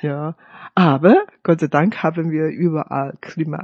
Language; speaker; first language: German; non-native, fluent; Chinese